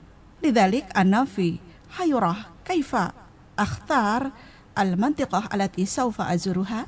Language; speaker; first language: Arabic; non-native, fluent; Indonesian